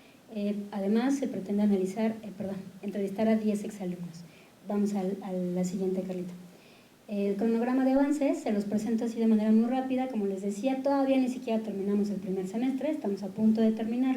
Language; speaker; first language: Spanish; native; Spanish